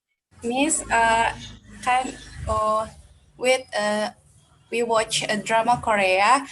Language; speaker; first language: English; non-native, learner; Indonesian